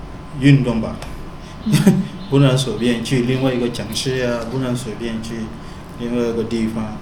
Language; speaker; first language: Chinese; non-native, fluent; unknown